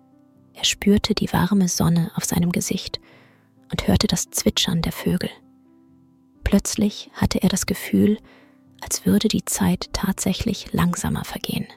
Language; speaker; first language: German; native; German